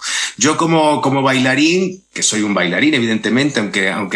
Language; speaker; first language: Spanish; native; Spanish